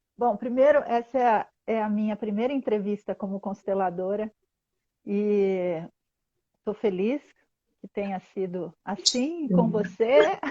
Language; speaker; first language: Portuguese; native; Portuguese